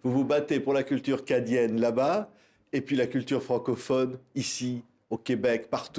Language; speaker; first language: French; native; French